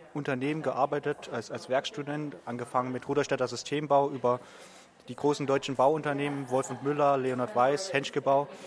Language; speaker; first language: German; native; German